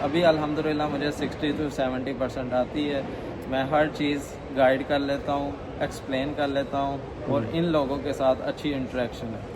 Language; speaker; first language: Urdu; non-native, local second language; Punjabi